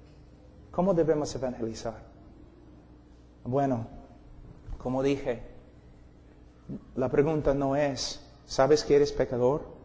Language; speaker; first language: Spanish; non-native, fluent; English